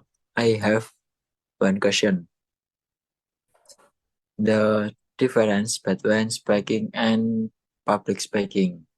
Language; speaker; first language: English; non-native, learner; Indonesian